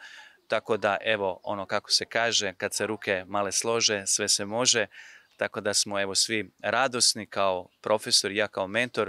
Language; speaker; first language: Croatian; native; Croatian